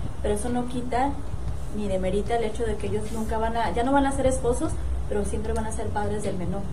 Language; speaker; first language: Spanish; native; Spanish